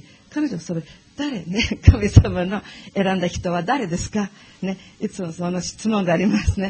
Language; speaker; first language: Japanese; non-native, learner; English